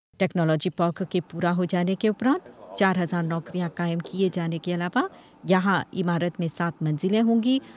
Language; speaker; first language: Hindi; non-native, local second language; Morisyen